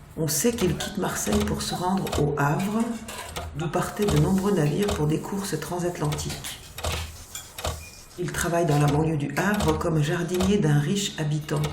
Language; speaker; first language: French; native; French